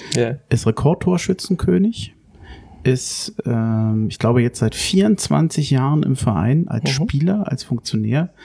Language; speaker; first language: German; native; German